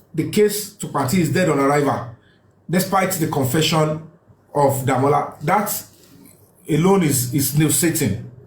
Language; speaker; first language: English; non-native, local second language; Yoruba